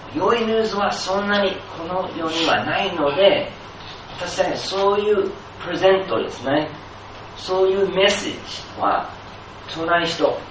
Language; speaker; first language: Japanese; non-native, fluent; English